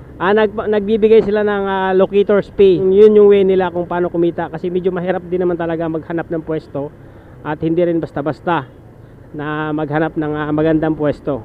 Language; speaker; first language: Filipino; non-native, local second language; Cebuano